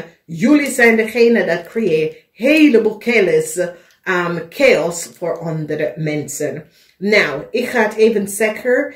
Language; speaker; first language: Dutch; non-native, fluent; English